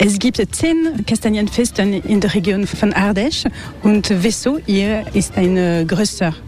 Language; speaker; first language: German; non-native, learner; French